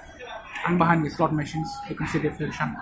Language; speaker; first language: English; non-native, learner; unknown